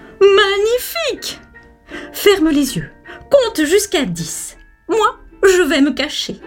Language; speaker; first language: French; native; French